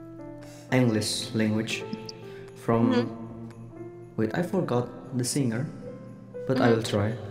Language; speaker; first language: English; non-native, learner; Indonesian